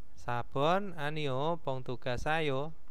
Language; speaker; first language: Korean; non-native, fluent; Indonesian